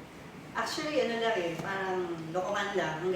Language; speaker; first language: Filipino; native; Filipino